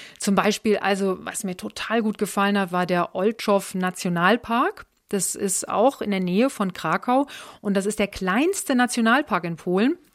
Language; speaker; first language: German; native; German